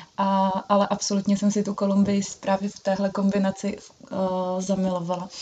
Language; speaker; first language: Czech; native; Czech